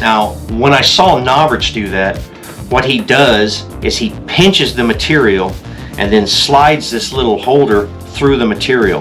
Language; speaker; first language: English; native; English